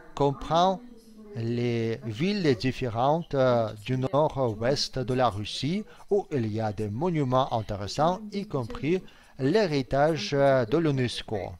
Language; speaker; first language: French; non-native, fluent; Russian